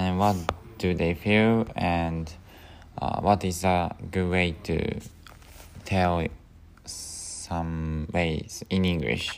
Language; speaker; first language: English; non-native, learner; Japanese